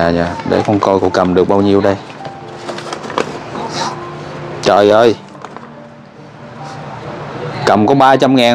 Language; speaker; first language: Vietnamese; native; Vietnamese